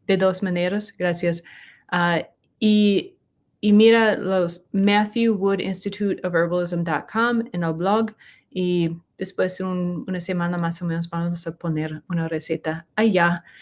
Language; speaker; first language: Spanish; non-native, learner; English